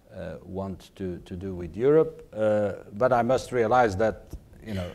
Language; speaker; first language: English; non-native, fluent; Portuguese